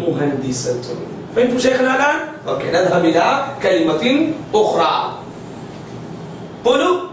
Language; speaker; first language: Arabic; non-native, fluent; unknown